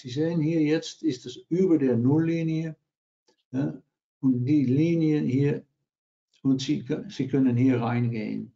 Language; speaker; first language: German; non-native, learner; Dutch